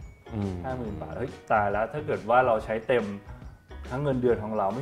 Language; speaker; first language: Thai; native; Thai